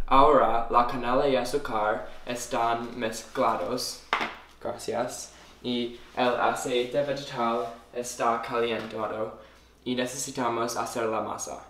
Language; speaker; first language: Spanish; non-native, learner; English